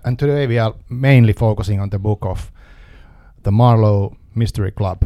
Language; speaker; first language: English; non-native, fluent; Finnish